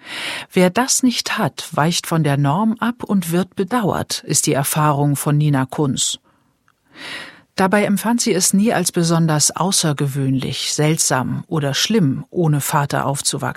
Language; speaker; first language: German; native; German